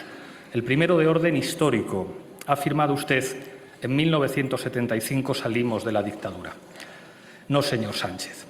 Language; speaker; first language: Spanish; native; Spanish